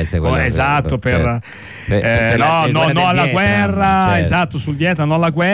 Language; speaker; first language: Italian; native; Italian